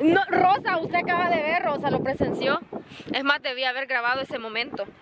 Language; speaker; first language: Spanish; native; Spanish